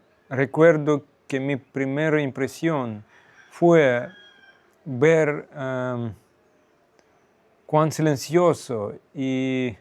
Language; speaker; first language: Spanish; non-native, fluent; Russian